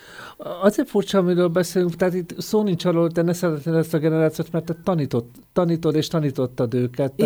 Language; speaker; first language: Hungarian; native; Hungarian